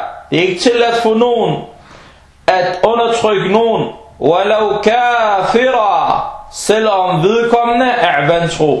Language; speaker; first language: Danish; non-native, fluent; Arabic